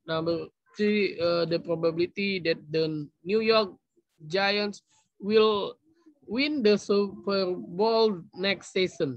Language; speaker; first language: English; non-native, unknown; Indonesian